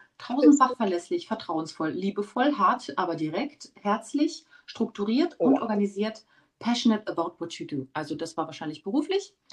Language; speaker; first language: German; early bilingual, other home language; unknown